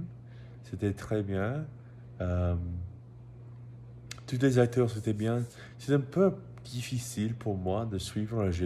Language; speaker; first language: French; non-native, learner; English